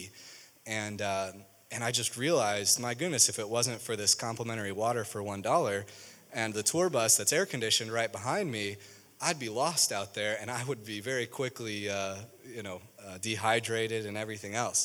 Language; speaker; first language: English; native; English